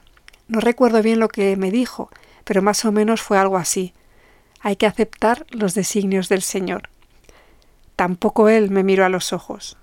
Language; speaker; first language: Spanish; native; Spanish